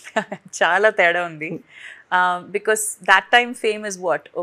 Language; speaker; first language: Telugu; non-native, fluent; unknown